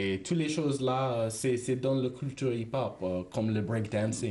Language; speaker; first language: French; non-native, learner; English